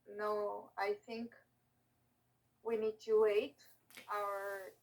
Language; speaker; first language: English; non-native, learner; Portuguese